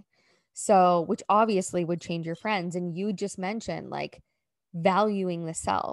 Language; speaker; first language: English; native; English